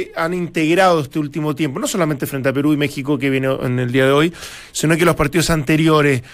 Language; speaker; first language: Spanish; native; Spanish